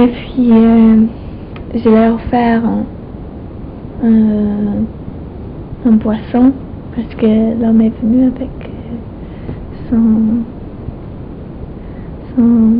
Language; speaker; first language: French; non-native, fluent; English